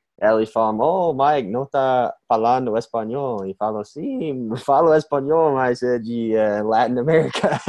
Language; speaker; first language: Portuguese; non-native, learner; English